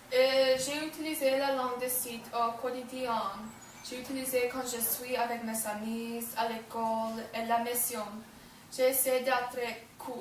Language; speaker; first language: French; non-native, learner; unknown